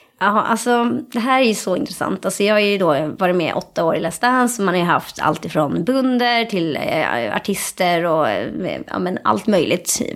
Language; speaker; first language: Swedish; native; Swedish